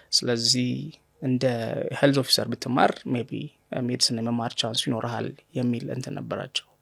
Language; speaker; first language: Amharic; native; Amharic